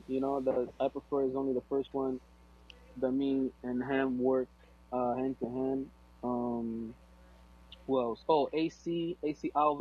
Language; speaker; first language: English; non-native, fluent; Portuguese